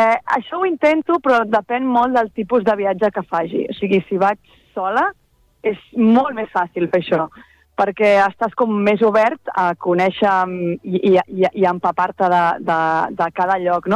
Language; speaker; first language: Catalan; native; Catalan